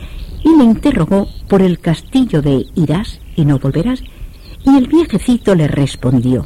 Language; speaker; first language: Spanish; native; Spanish